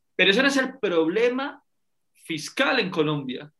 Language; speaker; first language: Spanish; native; Spanish